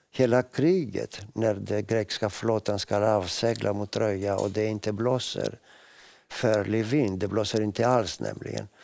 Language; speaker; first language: Swedish; non-native, fluent; Greek